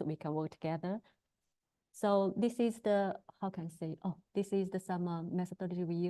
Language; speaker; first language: English; non-native, learner; Chinese